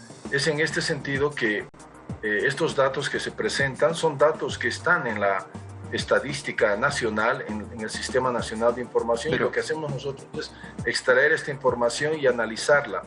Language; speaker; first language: Spanish; native; Spanish